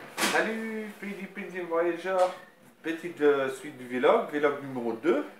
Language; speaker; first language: French; non-native, fluent; English